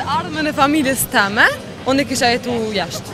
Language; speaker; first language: Albanian; early bilingual, heritage; Albanian